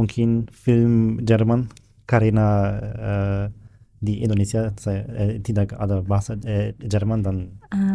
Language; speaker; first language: Indonesian; non-native, learner; German